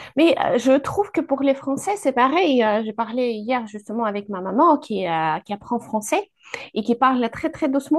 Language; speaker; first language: French; non-native, fluent; Ukrainian